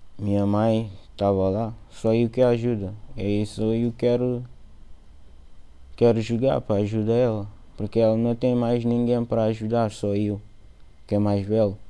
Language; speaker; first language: Portuguese; non-native, learner; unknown